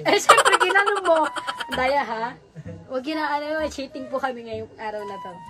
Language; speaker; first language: Filipino; native; Filipino